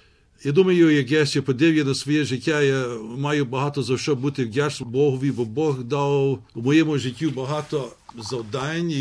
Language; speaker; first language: Ukrainian; early bilingual, heritage; Ukrainian